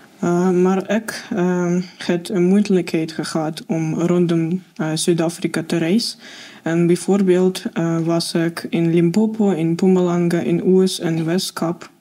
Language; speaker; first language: Dutch; non-native, learner; Russian